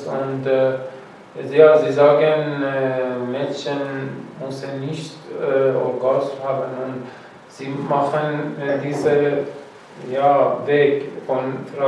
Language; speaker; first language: German; non-native, learner; Persian